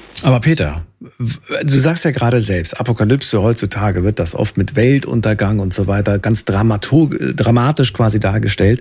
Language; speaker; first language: German; native; German